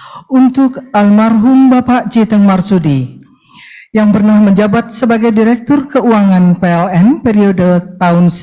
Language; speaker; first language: Indonesian; native; Indonesian